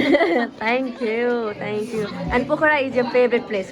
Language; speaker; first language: English; non-native, local second language; Nepali